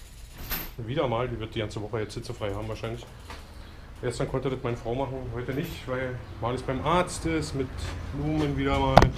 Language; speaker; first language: German; native; German